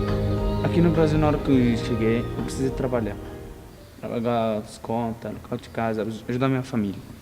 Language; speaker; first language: Portuguese; non-native, learner; Arabic